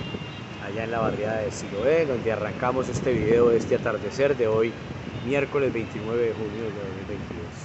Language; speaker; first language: Spanish; native; Spanish